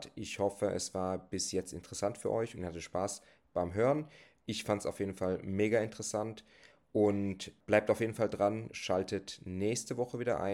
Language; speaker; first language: German; native; German